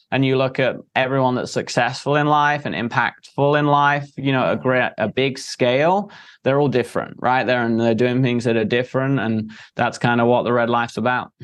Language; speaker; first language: English; native; English